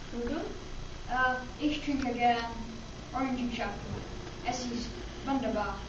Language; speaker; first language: German; non-native, learner; English